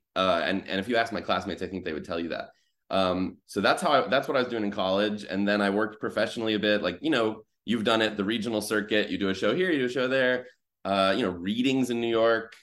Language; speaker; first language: English; native; English